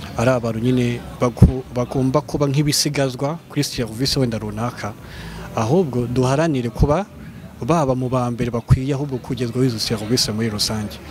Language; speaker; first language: Kinyarwanda; early bilingual, heritage; Kinyarwanda